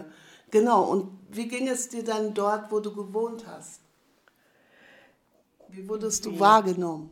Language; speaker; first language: German; native; German